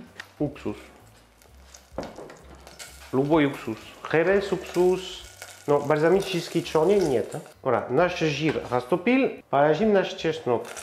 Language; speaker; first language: Russian; non-native, learner; French